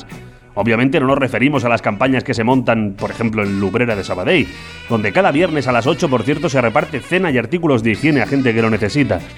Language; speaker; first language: Spanish; native; Spanish